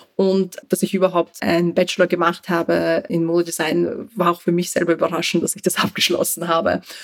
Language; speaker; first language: German; early bilingual, other home language; Russian